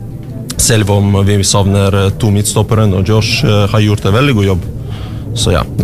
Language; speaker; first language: Norwegian; non-native, learner; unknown